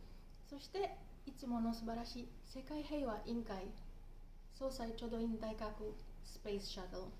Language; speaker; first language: Japanese; non-native, fluent; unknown